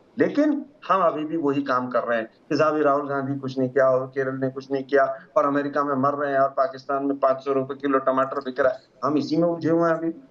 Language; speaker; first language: Hindi; native; Hindi